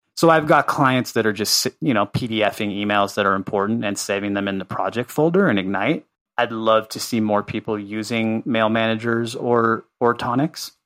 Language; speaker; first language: English; native; English